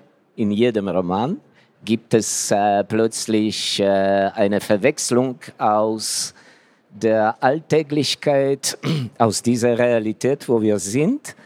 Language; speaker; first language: German; non-native, fluent; Ukrainian